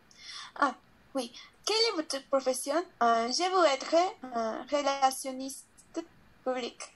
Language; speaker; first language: French; non-native, learner; Spanish